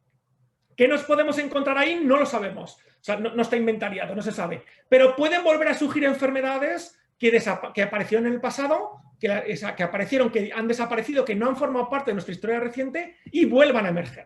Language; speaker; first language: Spanish; native; Spanish